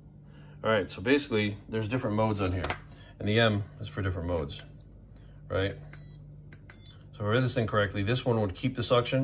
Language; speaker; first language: English; native; English